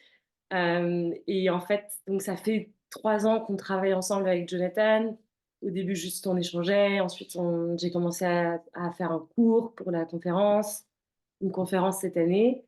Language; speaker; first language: French; native; French